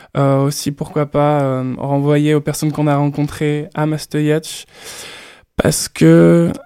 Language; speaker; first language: French; native; French